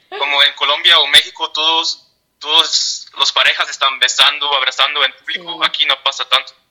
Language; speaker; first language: Spanish; non-native, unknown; Dutch